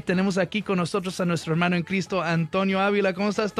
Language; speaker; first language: Spanish; early bilingual, heritage; Spanish